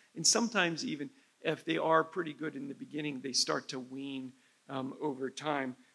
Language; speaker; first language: English; native; English